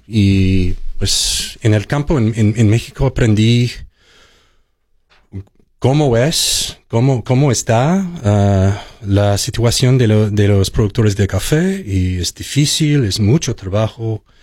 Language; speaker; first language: Spanish; non-native, fluent; English